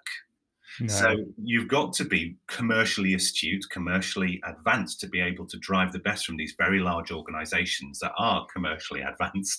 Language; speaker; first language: English; native; English